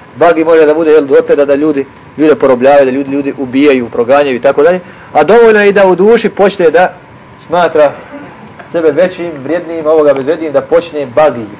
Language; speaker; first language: Bosnian; native; Bosnian